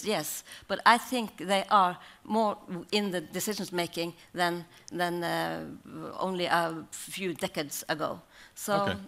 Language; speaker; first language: English; non-native, learner; Norwegian